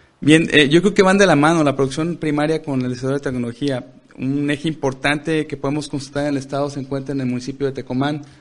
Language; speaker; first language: Spanish; native; Spanish